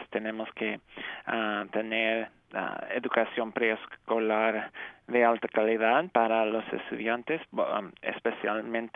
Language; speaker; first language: Spanish; non-native, fluent; English